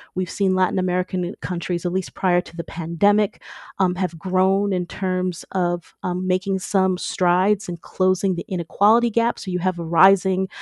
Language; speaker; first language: English; native; English